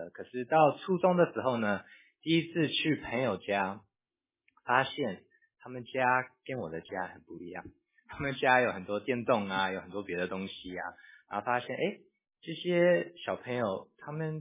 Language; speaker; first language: Chinese; early bilingual, heritage; English